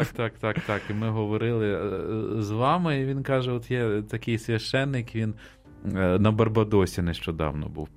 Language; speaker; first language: Ukrainian; native; Ukrainian